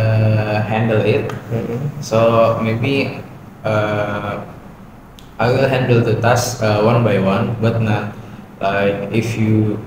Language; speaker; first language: English; non-native, learner; Indonesian